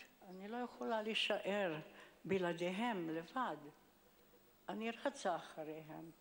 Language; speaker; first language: Hebrew; non-native, fluent; Hungarian